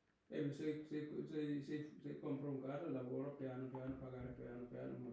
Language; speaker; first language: Italian; non-native, learner; Punjabi